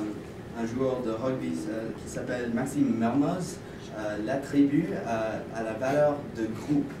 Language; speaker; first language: French; non-native, learner; English